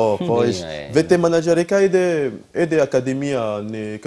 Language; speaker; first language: Albanian; non-native, learner; French